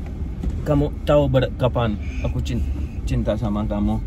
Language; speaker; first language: Indonesian; non-native, learner; Urdu